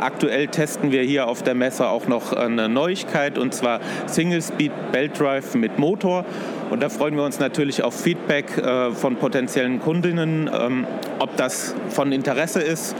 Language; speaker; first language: German; native; German